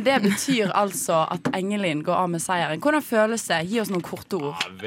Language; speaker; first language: Norwegian; native; Norwegian